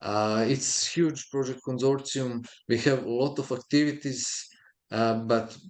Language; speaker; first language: English; non-native, fluent; Croatian